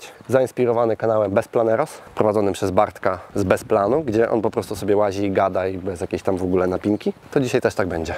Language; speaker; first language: Polish; native; Polish